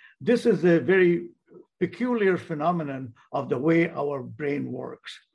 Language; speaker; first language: English; non-native, local second language; Bangla